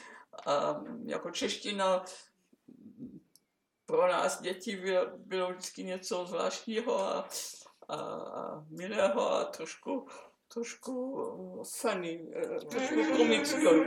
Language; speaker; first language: Czech; non-native, local second language; German